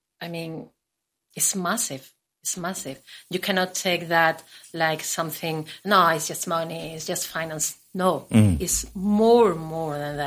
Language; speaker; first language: English; non-native, fluent; Spanish